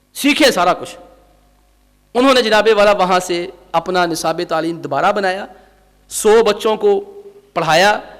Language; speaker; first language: Urdu; non-native, local second language; Punjabi